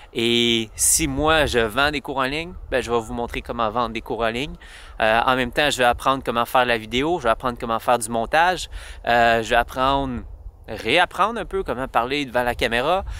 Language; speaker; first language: French; native; French